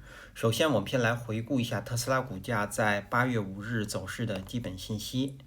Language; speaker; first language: Chinese; native; Chinese